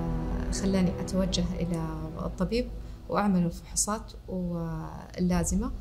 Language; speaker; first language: Arabic; native; Arabic